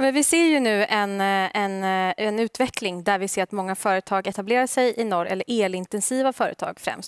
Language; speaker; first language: Swedish; native; Swedish